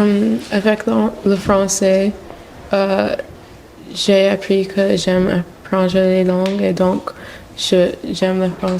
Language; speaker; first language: French; non-native, local second language; English